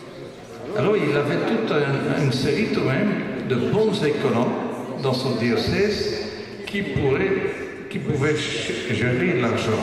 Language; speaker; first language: French; non-native, local second language; Dutch